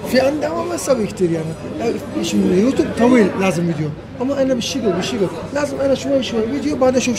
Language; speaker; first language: Arabic; early bilingual, heritage; Turkish